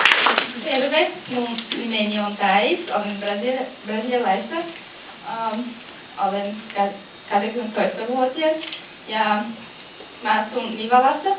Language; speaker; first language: Finnish; non-native, learner; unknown